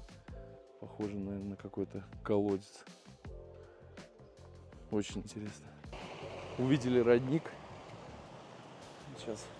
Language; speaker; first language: Russian; native; Russian